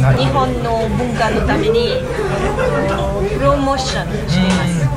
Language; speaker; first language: Japanese; non-native, learner; French